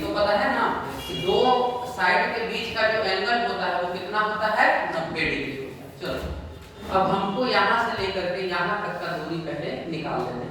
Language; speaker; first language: Hindi; native; Hindi